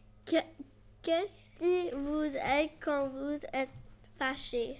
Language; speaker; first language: French; non-native, learner; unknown